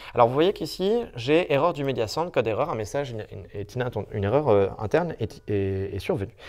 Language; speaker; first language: French; native; French